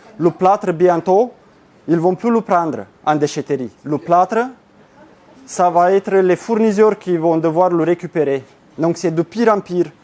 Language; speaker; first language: French; non-native, fluent; Romanian